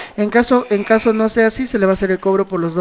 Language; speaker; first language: Spanish; native; Spanish